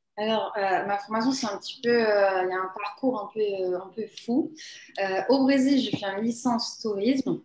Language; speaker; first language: French; non-native, fluent; Portuguese